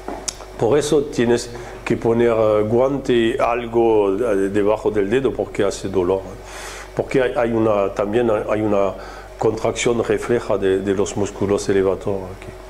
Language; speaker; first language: Spanish; non-native, fluent; French